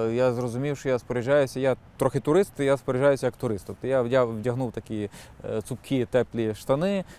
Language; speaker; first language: Ukrainian; native; Ukrainian